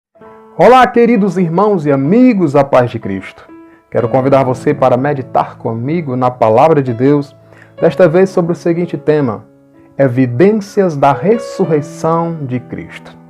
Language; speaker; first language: Portuguese; native; Portuguese